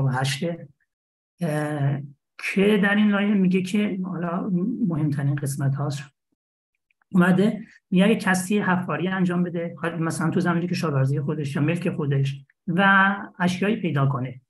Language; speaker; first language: Persian; native; Persian